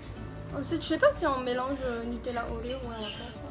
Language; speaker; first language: French; native; French